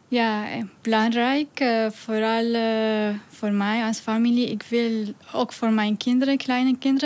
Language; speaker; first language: Dutch; non-native, learner; Arabic